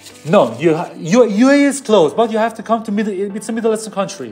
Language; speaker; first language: English; non-native, learner; Persian